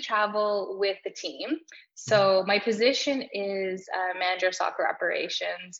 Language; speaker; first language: English; native; English